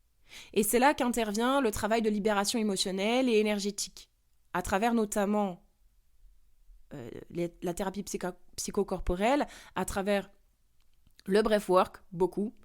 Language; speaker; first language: French; native; French